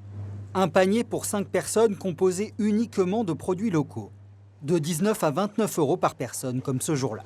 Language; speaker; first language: French; native; French